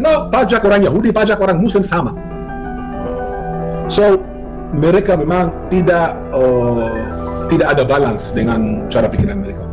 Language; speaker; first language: Indonesian; non-native, fluent; Hebrew